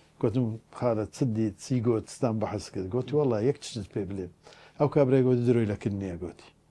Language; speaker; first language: Central Kurdish; non-native, local second language; Turkish